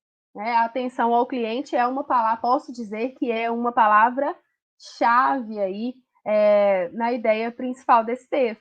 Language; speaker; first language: Portuguese; native; Portuguese